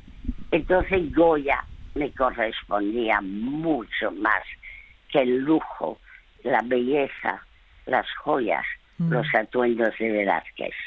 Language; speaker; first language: Spanish; early bilingual, other home language; French